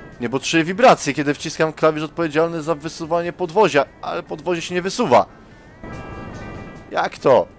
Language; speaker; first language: Polish; native; Polish